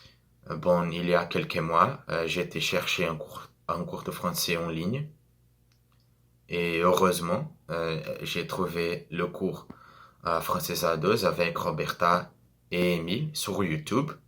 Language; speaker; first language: French; non-native, fluent; Portuguese